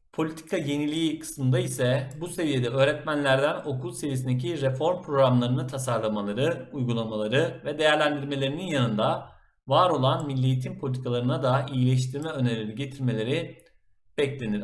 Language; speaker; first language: Turkish; native; Turkish